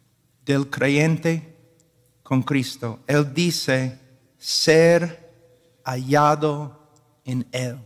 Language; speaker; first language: Spanish; non-native, fluent; English